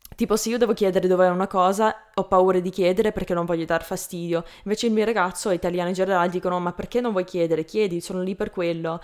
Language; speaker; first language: Italian; non-native, fluent; English